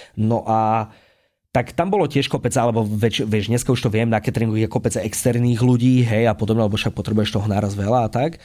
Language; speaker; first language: Slovak; native; Slovak